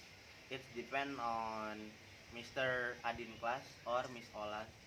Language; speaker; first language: English; non-native, learner; Indonesian